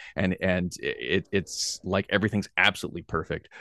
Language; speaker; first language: English; native; English